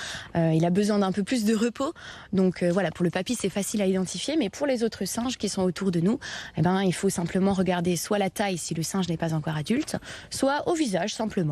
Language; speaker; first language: French; native; French